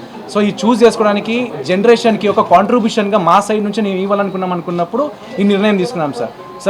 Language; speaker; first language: Telugu; native; Telugu